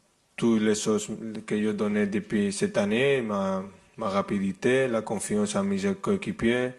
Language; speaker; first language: French; non-native, fluent; Spanish